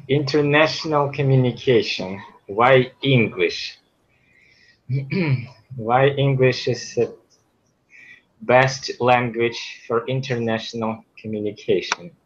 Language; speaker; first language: English; non-native, fluent; Ukrainian